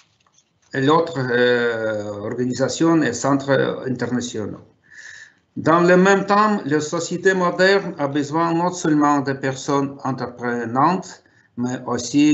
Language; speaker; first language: French; non-native, fluent; Russian